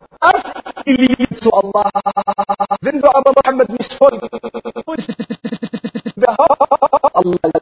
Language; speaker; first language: German; non-native, fluent; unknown